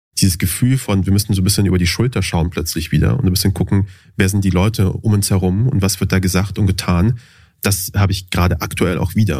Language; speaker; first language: German; early bilingual, other home language; Persian